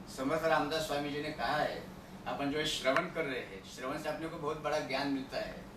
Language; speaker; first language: Hindi; non-native, local second language; Marathi